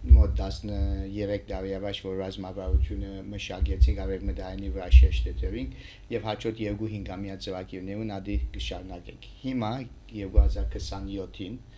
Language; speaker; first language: Armenian; early bilingual, heritage; Armenian